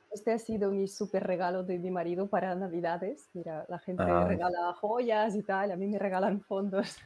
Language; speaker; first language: Spanish; non-native, fluent; Russian